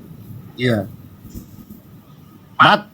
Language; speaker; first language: Indonesian; non-native, fluent; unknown